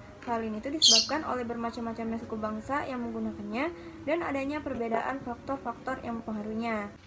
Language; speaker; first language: Indonesian; native; Indonesian